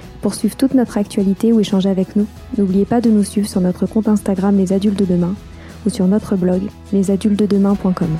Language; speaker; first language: French; native; French